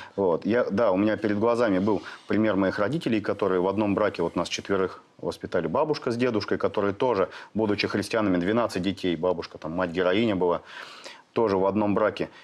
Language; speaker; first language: Russian; native; Russian